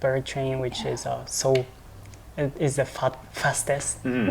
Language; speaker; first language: English; non-native, learner; Japanese